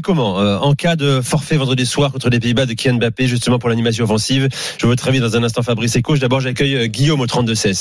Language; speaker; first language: French; native; French